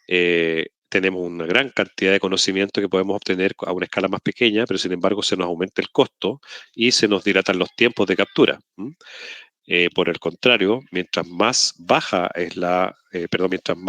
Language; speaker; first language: Spanish; native; Spanish